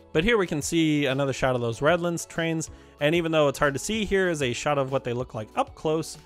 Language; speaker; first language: English; native; English